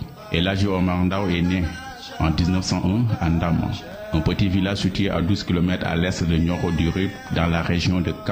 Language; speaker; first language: French; non-native, local second language; Wolof